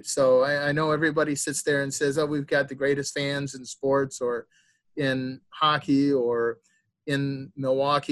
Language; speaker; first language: English; native; English